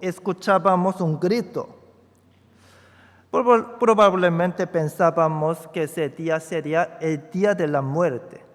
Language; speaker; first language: Spanish; non-native, fluent; Korean